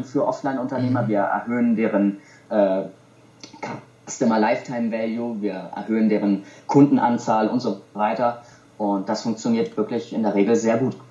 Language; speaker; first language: German; native; German